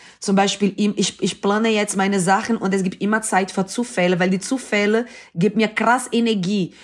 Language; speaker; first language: German; non-native, fluent; Portuguese